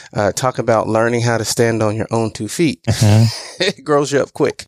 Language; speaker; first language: English; native; English